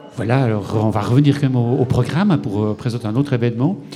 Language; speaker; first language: French; non-native, local second language; Rundi